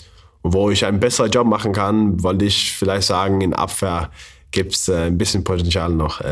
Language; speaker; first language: German; non-native, learner; Faroese